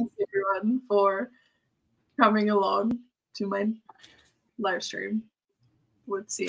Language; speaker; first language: English; native; English